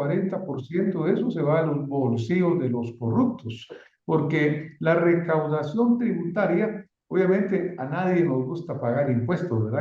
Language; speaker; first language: Spanish; native; Spanish